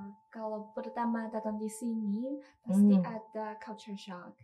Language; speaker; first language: Indonesian; non-native, learner; Chinese